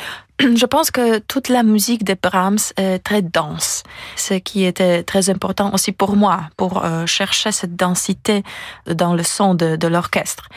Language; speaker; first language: French; non-native, fluent; Polish